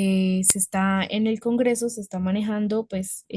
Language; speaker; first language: Spanish; native; Spanish